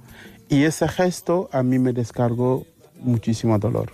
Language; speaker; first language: Spanish; non-native, fluent; Wolof